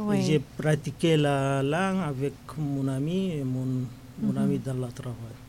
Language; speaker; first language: French; non-native, learner; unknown